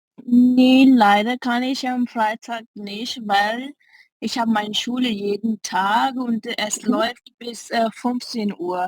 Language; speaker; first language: German; non-native, learner; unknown